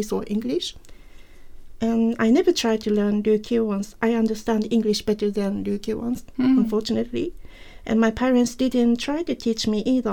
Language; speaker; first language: English; non-native, fluent; Japanese